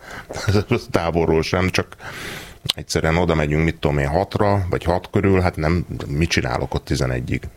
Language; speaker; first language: Hungarian; native; Hungarian